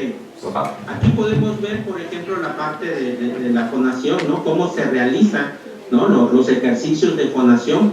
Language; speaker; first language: Spanish; native; Spanish